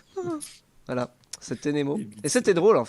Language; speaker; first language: French; native; French